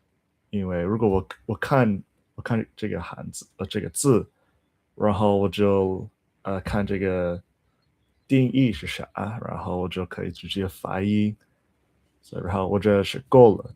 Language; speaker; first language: Chinese; non-native, learner; English